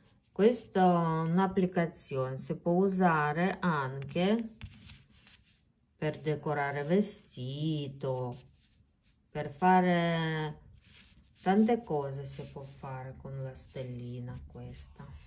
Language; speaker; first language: Italian; non-native, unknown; Ukrainian